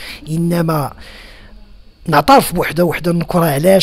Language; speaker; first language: Arabic; native; Arabic